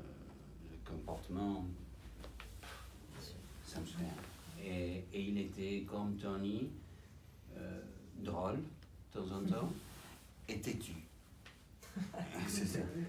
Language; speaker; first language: French; non-native, fluent; English